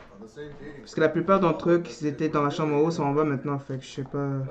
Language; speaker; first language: French; native; French